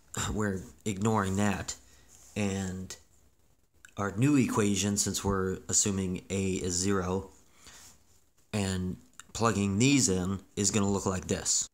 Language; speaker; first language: English; native; English